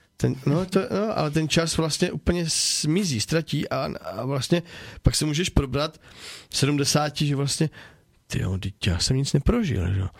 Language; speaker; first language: Czech; native; Czech